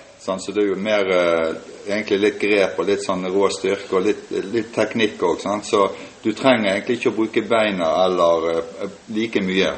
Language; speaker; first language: Norwegian; native; Norwegian